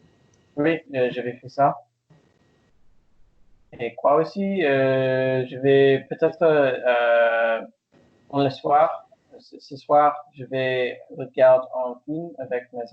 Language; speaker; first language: French; non-native, learner; English